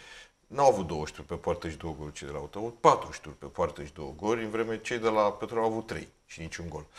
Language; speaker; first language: Romanian; native; Romanian